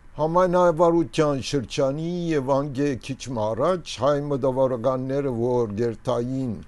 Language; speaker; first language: Armenian; early bilingual, heritage; Armenian